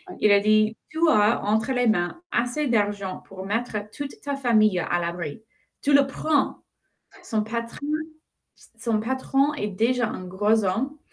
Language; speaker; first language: French; non-native, fluent; English